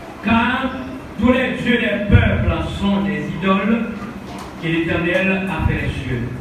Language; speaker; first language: French; non-native, local second language; Haitian Creole